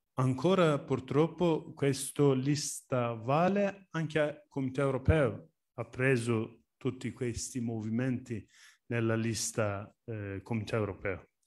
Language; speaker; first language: Italian; non-native, learner; Turkish